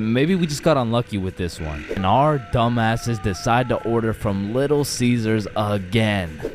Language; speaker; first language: English; native; English